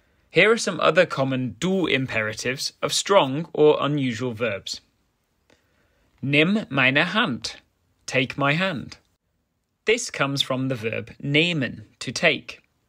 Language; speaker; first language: English; native; English